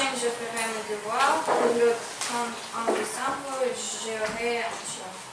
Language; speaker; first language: French; non-native, learner; Ukrainian